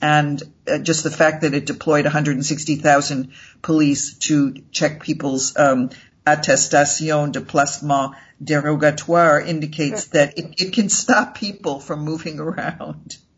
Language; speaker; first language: English; native; English